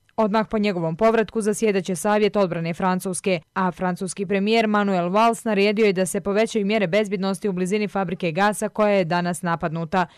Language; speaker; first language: Croatian; native; Croatian